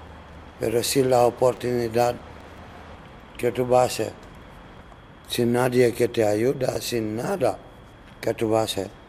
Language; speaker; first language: Spanish; non-native, learner; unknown